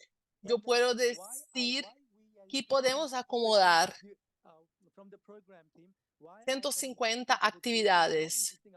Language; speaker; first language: Spanish; non-native, fluent; Portuguese